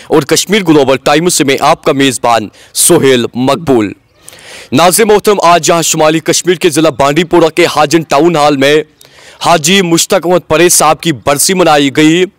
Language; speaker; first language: Hindi; non-native, local second language; Kashmiri